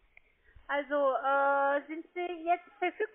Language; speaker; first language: German; non-native, learner; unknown